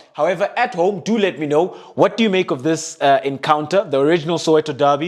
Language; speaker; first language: English; non-native, local second language; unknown